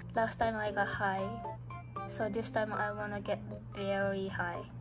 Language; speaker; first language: English; non-native, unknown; Japanese